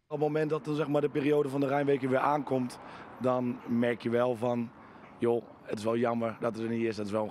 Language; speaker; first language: Dutch; native; Dutch